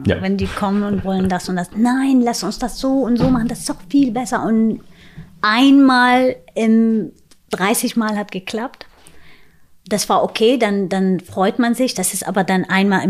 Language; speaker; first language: German; non-native, fluent; Arabic